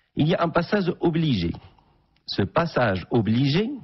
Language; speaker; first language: French; non-native, local second language; Arabic